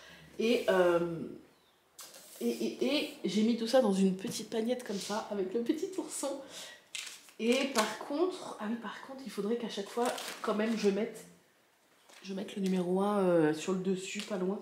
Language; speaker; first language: French; native; French